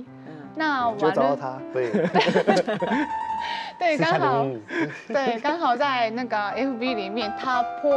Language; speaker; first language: Chinese; non-native, fluent; Japanese